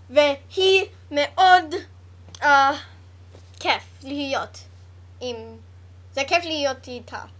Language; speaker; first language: Hebrew; non-native, learner; English